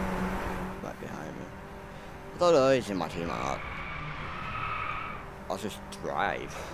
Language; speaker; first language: English; native; English